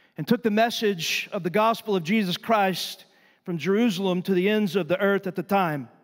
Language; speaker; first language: English; native; English